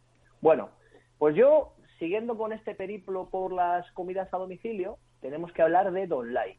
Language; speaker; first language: Spanish; native; Spanish